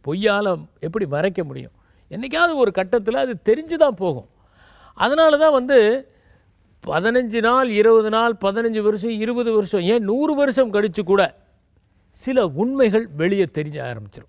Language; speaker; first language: Tamil; native; Tamil